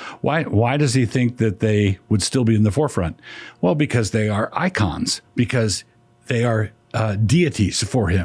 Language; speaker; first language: English; native; English